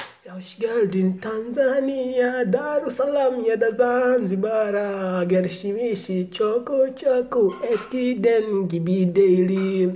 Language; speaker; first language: Turkish; non-native, learner; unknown